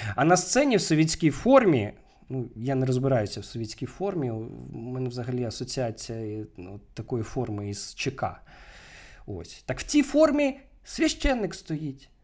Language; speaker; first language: Ukrainian; native; Ukrainian